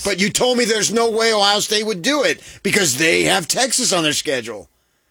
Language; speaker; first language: English; native; English